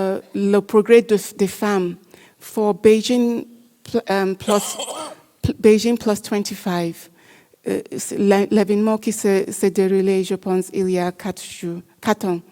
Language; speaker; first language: French; non-native, learner; English